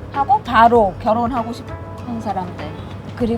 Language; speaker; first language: Korean; non-native, local second language; Vietnamese